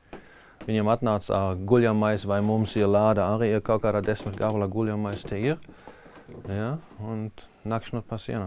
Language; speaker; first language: Latvian; non-native, learner; German